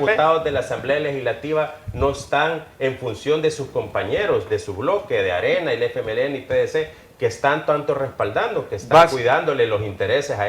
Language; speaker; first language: Spanish; native; Spanish